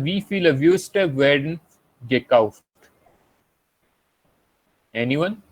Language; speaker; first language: German; non-native, fluent; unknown